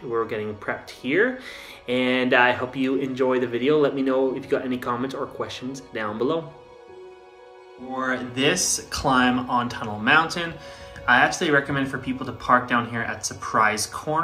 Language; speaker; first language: English; native; English